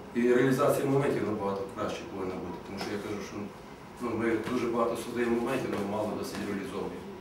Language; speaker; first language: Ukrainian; native; Ukrainian